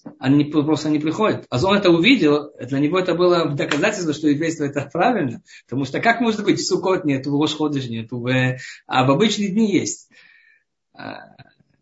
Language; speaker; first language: Russian; early bilingual, heritage; Hebrew